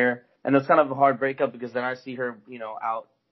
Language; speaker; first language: English; native; English